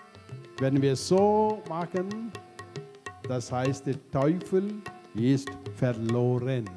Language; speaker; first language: German; non-native, learner; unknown